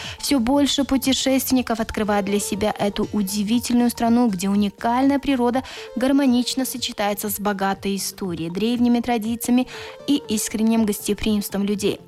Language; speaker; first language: Russian; non-native, local second language; Tajik